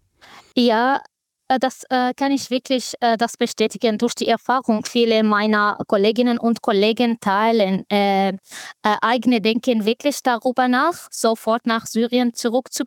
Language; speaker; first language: German; non-native, fluent; Arabic